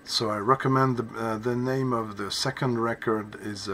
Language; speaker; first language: English; non-native, fluent; French